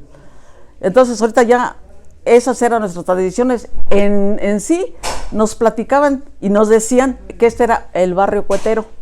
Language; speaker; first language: Spanish; native; Spanish